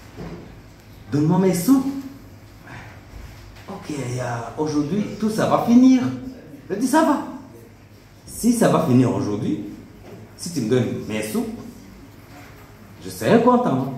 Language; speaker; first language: French; non-native, local second language; Rundi